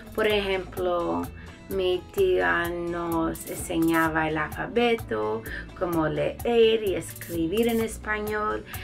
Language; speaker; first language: Spanish; early bilingual, heritage; Spanish